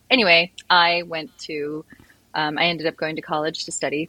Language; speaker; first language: English; native; English